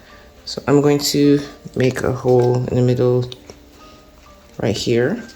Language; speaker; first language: English; native; English